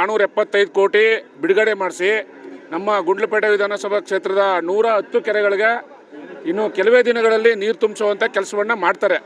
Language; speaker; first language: Kannada; native; Kannada